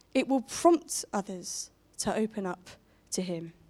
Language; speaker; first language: English; native; English